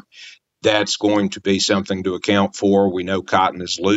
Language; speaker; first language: English; native; English